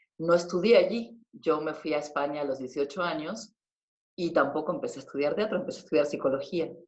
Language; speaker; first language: Spanish; native; Spanish